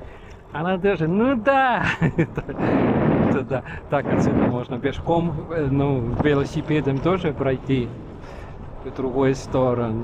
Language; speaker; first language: Russian; non-native, local second language; Estonian